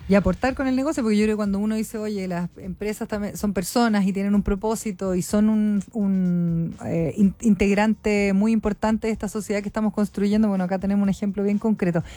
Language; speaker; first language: Spanish; native; Spanish